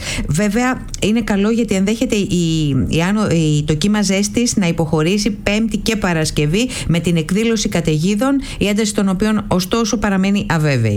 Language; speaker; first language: Greek; native; Greek